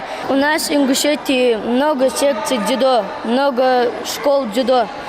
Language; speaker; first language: Russian; non-native, local second language; Ingush